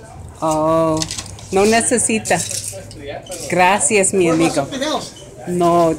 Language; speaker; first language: Spanish; non-native, learner; English